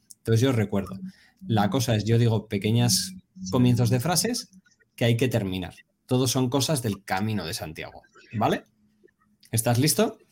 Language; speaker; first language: Spanish; native; Spanish